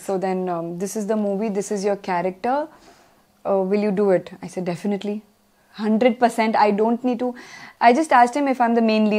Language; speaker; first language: Telugu; non-native, learner; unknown